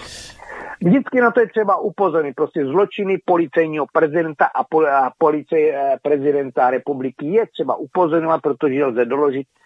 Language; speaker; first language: Czech; native; Czech